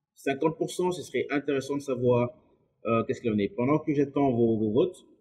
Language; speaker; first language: French; non-native, local second language; Lingala